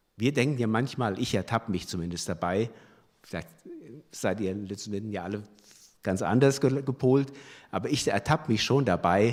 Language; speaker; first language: German; native; German